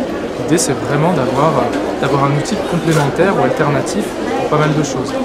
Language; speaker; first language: French; native; French